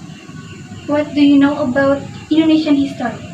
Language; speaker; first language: English; non-native, learner; Indonesian